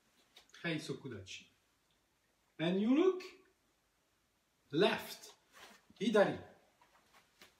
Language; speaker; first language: English; non-native, learner; French